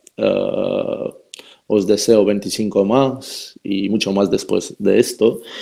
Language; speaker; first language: Spanish; non-native, fluent; Croatian